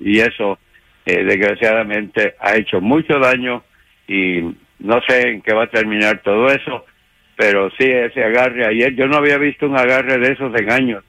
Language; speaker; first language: Spanish; native; Spanish